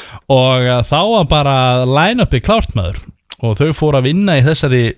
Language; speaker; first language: Icelandic; native; Icelandic